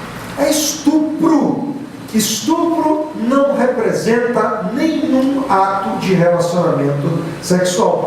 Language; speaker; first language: Portuguese; native; Portuguese